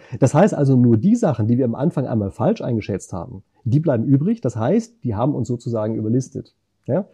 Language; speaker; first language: German; native; German